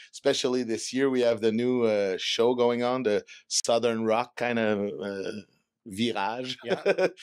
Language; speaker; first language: English; non-native, fluent; French